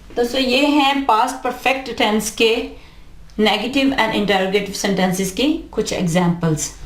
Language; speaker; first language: Urdu; native; Urdu